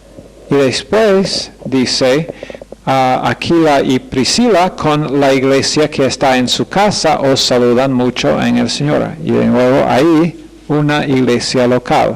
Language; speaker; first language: Spanish; non-native, fluent; English